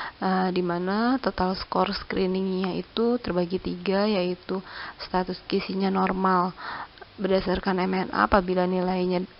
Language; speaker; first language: Indonesian; native; Indonesian